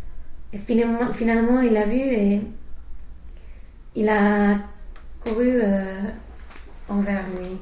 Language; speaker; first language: French; non-native, fluent; English